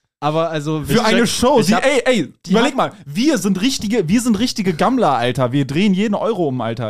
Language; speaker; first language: German; native; German